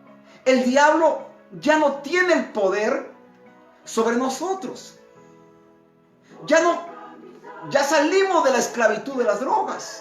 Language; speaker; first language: Spanish; native; Spanish